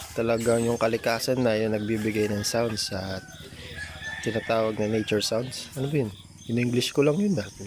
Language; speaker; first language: Filipino; native; Filipino